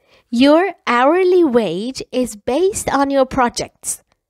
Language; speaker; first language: English; non-native, fluent; Persian